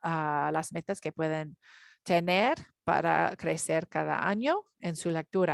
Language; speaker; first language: Spanish; non-native, learner; English